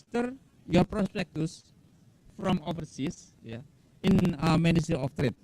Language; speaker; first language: English; non-native, fluent; Indonesian